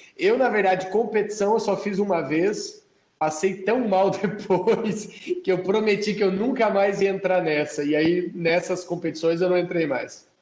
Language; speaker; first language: Portuguese; native; Portuguese